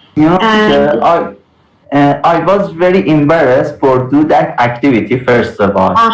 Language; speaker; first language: English; non-native, learner; Persian